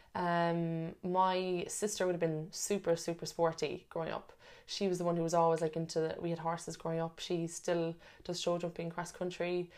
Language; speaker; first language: English; native; English